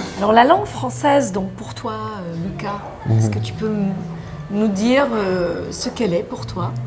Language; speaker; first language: French; native; French